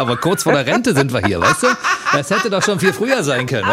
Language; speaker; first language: German; native; German